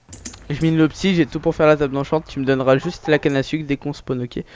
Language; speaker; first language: French; native; French